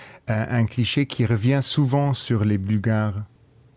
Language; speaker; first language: French; non-native, local second language; Luxembourgish